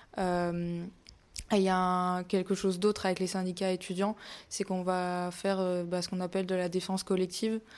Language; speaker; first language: French; native; French